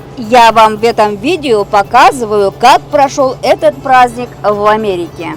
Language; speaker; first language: Russian; non-native, local second language; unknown